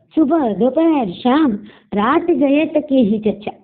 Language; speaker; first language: Hindi; non-native, local second language; Telugu